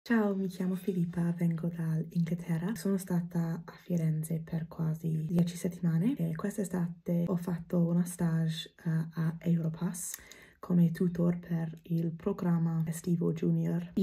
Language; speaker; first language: Italian; non-native, fluent; English